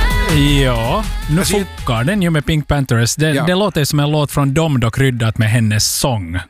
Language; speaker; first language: Swedish; native; Swedish